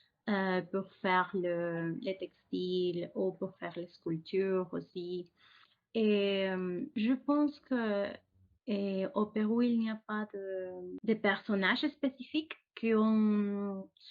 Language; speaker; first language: French; non-native, fluent; Spanish